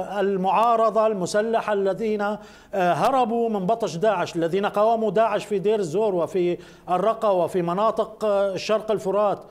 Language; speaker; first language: Arabic; native; Arabic